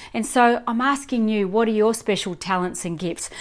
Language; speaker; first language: English; native; English